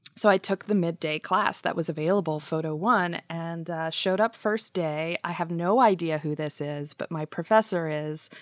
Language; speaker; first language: English; native; English